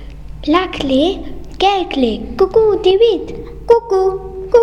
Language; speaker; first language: French; non-native, learner; German